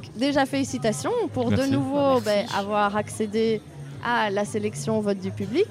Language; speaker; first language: French; native; French